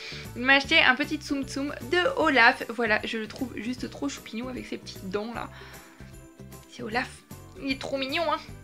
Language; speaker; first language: French; native; French